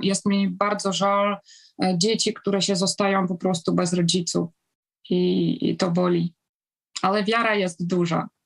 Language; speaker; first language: Polish; non-native, fluent; Ukrainian